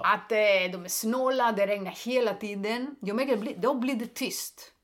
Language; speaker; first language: Swedish; non-native, fluent; Greek